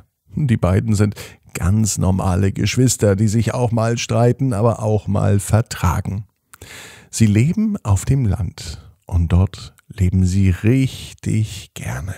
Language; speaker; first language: German; native; German